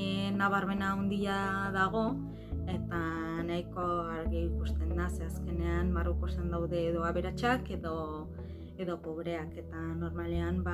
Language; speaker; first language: Basque; non-native, fluent; Arabic